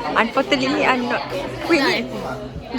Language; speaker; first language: English; non-native, local second language; Malay